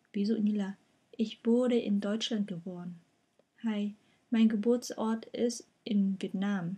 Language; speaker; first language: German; non-native, fluent; Vietnamese